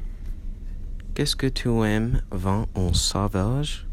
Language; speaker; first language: French; non-native, learner; English